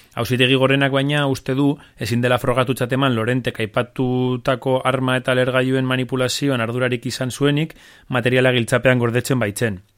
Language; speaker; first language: Basque; native; Basque